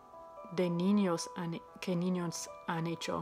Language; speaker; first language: Spanish; non-native, fluent; English